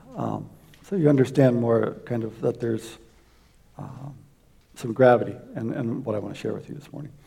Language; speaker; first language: English; native; English